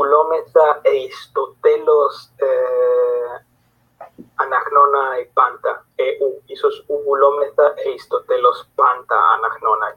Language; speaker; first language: Greek; non-native, fluent; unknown